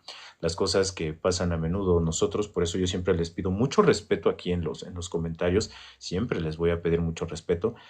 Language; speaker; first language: Spanish; native; Spanish